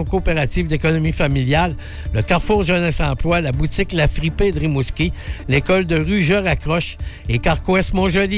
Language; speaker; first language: French; native; French